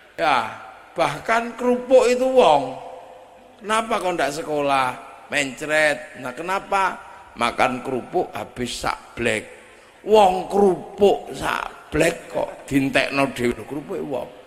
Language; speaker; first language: Indonesian; non-native, local second language; Javanese